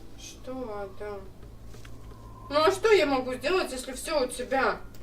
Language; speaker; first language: Russian; native; Russian